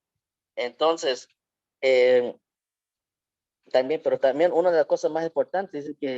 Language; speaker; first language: Spanish; early bilingual, heritage; Spanish